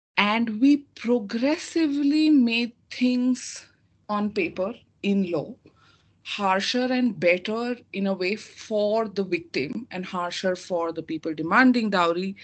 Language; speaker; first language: English; non-native, local second language; Hindi